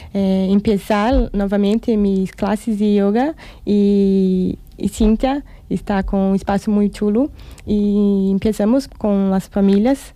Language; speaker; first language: Spanish; non-native, fluent; Portuguese